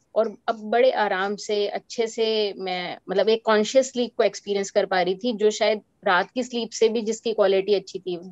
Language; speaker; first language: Hindi; native; Hindi